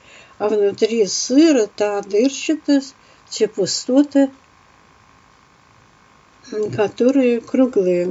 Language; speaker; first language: Russian; native; Russian